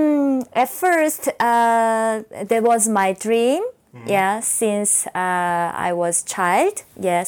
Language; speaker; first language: English; non-native, fluent; Korean